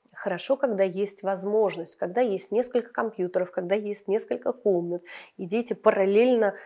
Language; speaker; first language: Russian; native; Russian